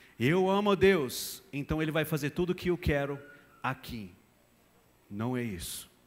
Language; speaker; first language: Portuguese; non-native, fluent; English